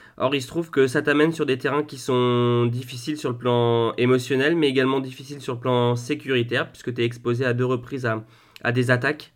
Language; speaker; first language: French; native; French